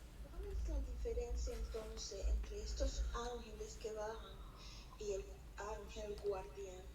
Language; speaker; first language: Spanish; early bilingual, heritage; Spanish